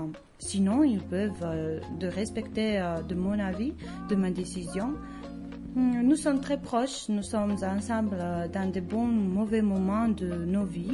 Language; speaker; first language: French; non-native, learner; Georgian